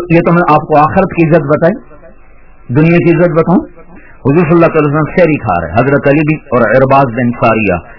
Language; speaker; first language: Urdu; non-native, local second language; Punjabi